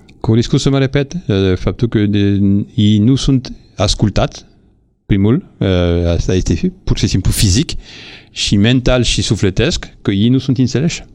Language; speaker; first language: Romanian; non-native, fluent; French